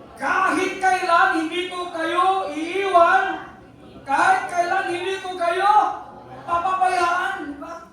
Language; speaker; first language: Filipino; non-native, local second language; Cebuano